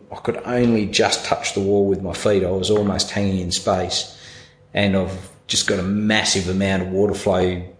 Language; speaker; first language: English; native; English